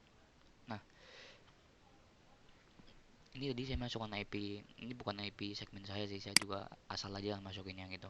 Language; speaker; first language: Indonesian; native; Indonesian